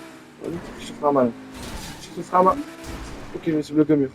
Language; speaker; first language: French; native; French